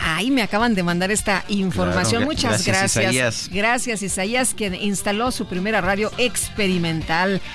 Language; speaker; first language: Spanish; native; Spanish